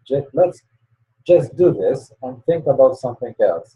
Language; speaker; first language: English; non-native, learner; Polish